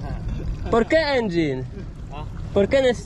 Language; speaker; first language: Spanish; non-native, learner; Polish